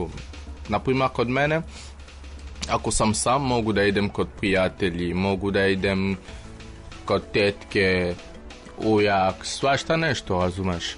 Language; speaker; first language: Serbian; non-native, learner; French